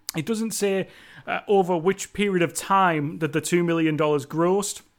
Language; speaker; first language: English; native; English